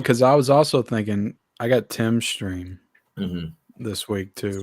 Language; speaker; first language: English; native; English